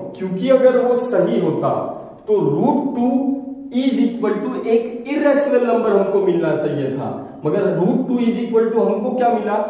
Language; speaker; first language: Hindi; native; Hindi